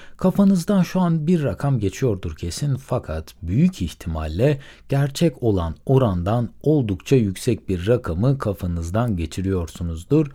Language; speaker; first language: Turkish; native; Turkish